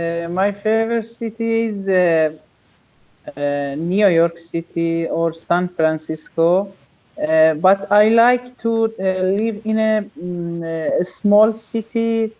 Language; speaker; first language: English; non-native, learner; Persian